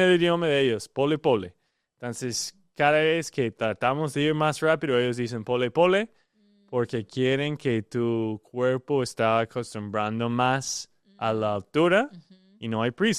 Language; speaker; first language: Spanish; non-native, learner; English